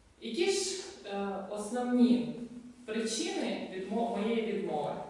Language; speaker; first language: Ukrainian; non-native, local second language; Russian